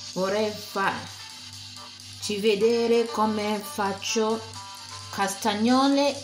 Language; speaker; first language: Italian; non-native, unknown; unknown